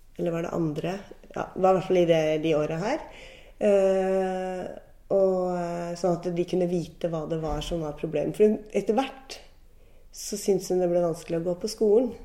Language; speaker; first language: Norwegian; native; Norwegian